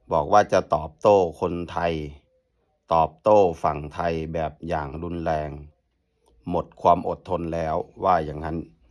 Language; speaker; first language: Thai; native; Thai